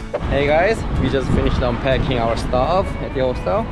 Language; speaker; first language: English; non-native, fluent; Korean